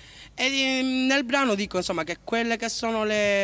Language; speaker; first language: Italian; native; Italian